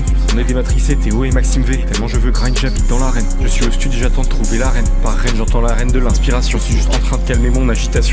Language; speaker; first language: French; native; French